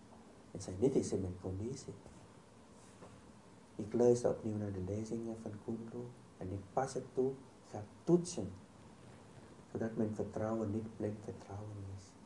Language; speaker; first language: Dutch; non-native, fluent; Vietnamese